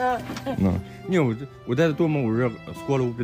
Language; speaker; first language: Russian; non-native, learner; Chinese